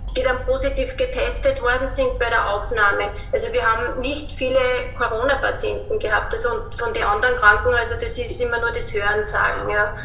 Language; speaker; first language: German; native; German